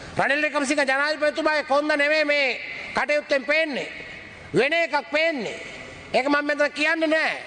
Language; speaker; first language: Sinhala; native; Sinhala